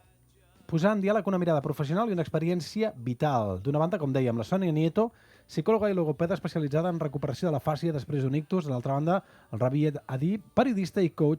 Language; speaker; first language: Catalan; native; Catalan